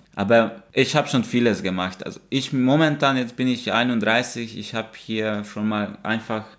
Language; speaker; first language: German; non-native, fluent; Hungarian